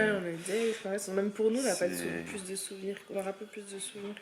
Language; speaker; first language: French; native; French